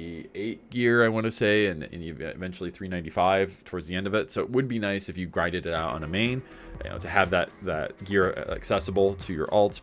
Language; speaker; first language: English; native; English